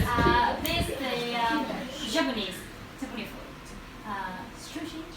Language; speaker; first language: English; non-native, learner; Vietnamese